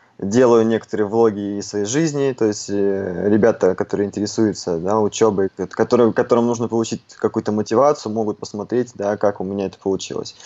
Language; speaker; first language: Russian; native; Russian